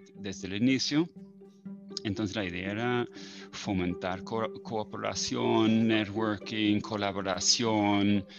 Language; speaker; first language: Spanish; non-native, fluent; English